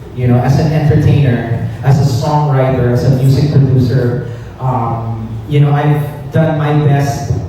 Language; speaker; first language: English; native; English